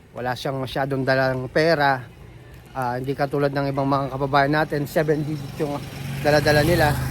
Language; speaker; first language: Filipino; non-native, local second language; Pampanga